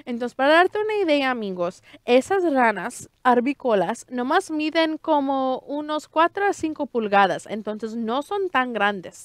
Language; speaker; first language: Spanish; early bilingual, heritage; Spanish